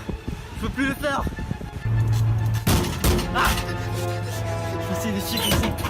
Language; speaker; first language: French; non-native, learner; English